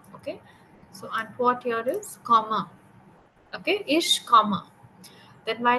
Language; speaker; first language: German; non-native, learner; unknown